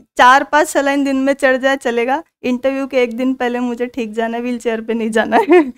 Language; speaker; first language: Hindi; non-native, local second language; Marathi